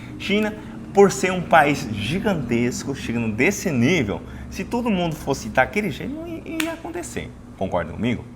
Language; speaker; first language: Portuguese; non-native, fluent; Chinese